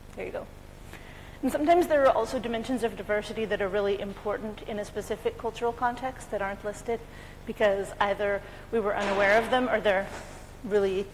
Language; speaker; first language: English; native; English